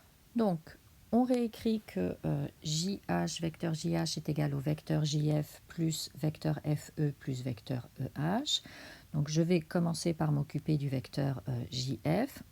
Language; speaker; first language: French; native; French